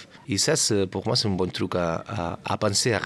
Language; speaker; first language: French; non-native, learner; Catalan